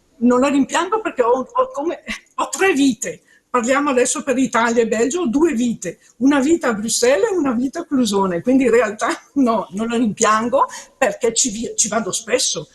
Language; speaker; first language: Italian; native; Italian